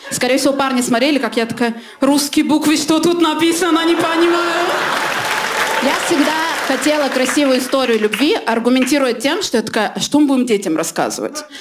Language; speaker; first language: Russian; early bilingual, other home language; Armenian